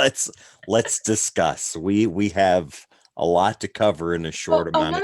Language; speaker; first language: English; native; English